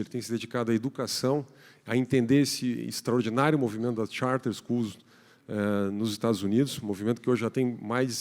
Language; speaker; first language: Portuguese; native; Portuguese